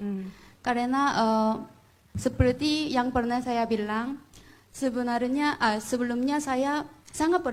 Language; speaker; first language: Indonesian; non-native, fluent; Korean